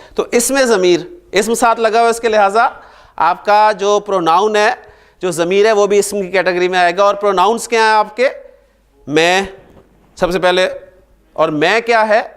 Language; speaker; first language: Urdu; native; Urdu